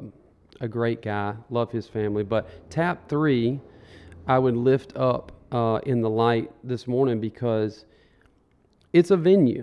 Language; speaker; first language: English; native; English